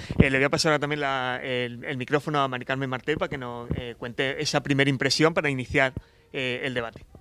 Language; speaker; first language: Spanish; native; Spanish